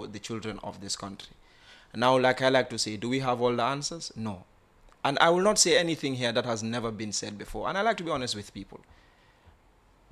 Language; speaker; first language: English; non-native, local second language; Wolof